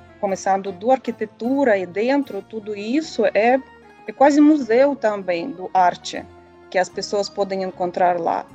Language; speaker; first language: Portuguese; non-native, learner; Russian